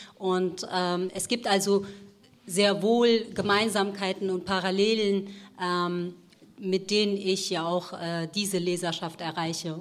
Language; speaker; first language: German; early bilingual, other home language; Kurdish